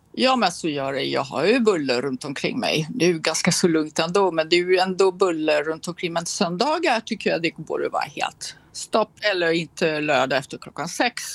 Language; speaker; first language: Swedish; non-native, fluent; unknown